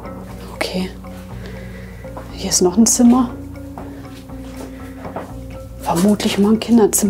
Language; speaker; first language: German; native; German